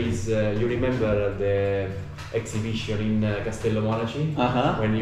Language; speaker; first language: English; non-native, learner; Italian